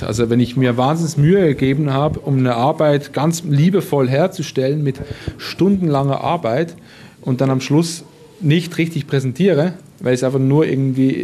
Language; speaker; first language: German; native; German